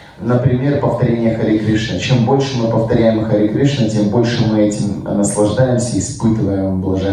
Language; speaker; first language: Russian; native; Russian